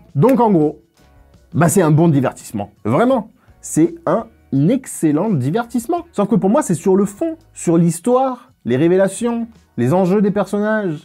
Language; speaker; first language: French; native; French